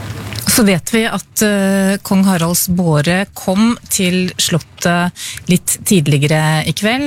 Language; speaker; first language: Norwegian; native; Norwegian